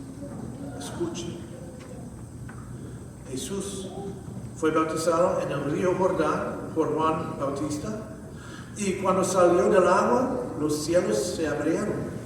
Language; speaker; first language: Spanish; non-native, fluent; English